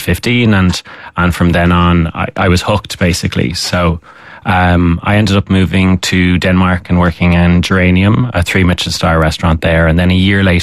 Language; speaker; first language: English; native; English